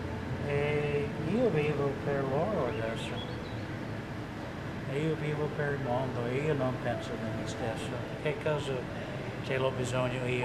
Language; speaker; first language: Italian; non-native, learner; English